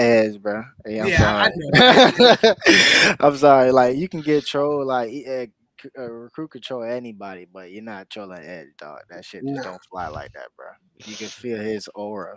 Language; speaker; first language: English; native; English